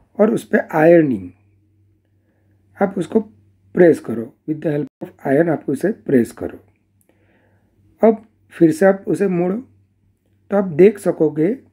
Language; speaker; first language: Hindi; non-native, local second language; Gujarati